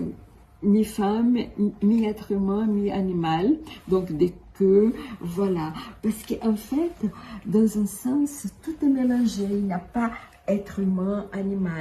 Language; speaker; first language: French; non-native, fluent; Portuguese